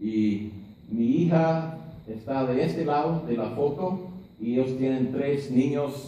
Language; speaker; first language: Spanish; non-native, fluent; English